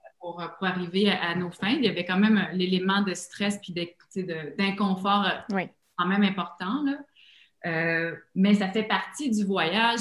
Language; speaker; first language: French; native; French